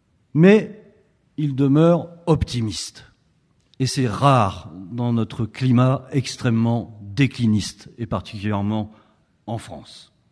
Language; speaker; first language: French; native; French